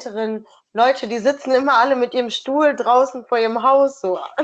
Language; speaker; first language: German; native; German